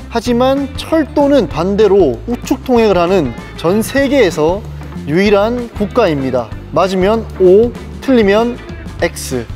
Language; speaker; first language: Korean; native; Korean